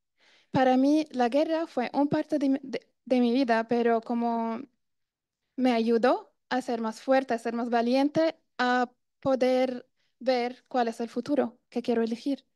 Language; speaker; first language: Spanish; non-native, fluent; Arabic